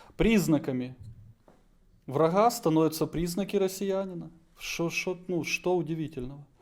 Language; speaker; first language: Russian; native; Russian